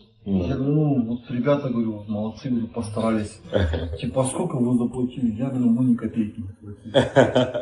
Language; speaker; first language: Russian; native; Russian